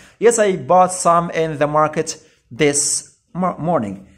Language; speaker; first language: English; non-native, fluent; Arabic